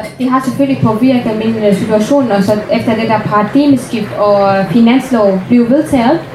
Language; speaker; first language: Danish; non-native, fluent; Arabic